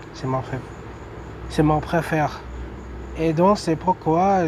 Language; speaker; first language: French; non-native, learner; English